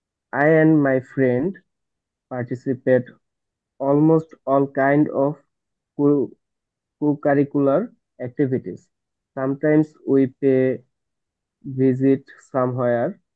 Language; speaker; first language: English; non-native, learner; Bangla